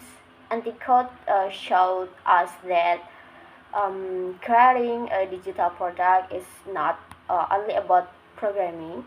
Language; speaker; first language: English; non-native, learner; Indonesian